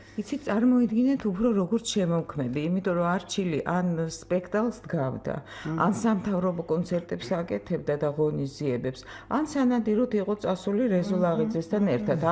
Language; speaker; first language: Georgian; non-native, fluent; Russian